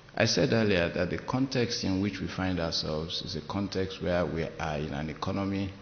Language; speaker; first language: English; non-native, local second language; Yoruba